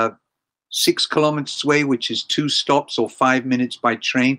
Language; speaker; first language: English; native; English